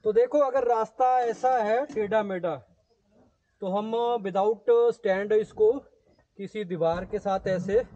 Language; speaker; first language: Hindi; non-native, local second language; Punjabi